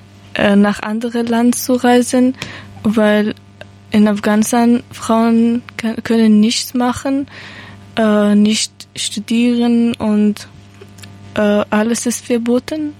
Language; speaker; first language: German; non-native, learner; Persian